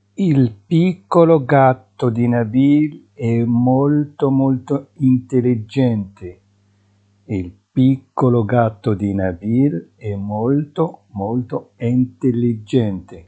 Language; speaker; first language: Italian; non-native, fluent; Arabic